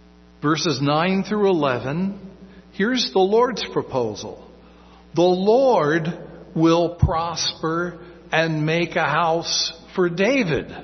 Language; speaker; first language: English; native; English